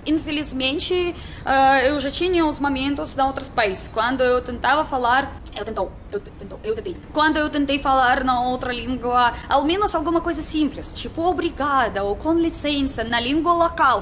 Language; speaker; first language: Portuguese; non-native, learner; Russian